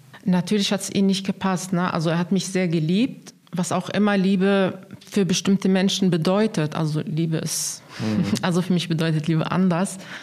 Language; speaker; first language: German; non-native, fluent; Arabic